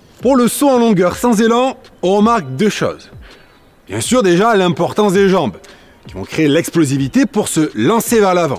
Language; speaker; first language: French; native; French